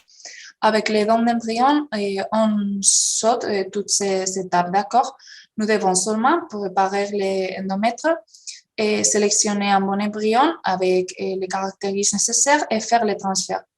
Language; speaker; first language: French; non-native, fluent; Spanish